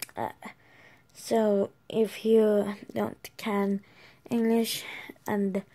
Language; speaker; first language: English; non-native, learner; Swedish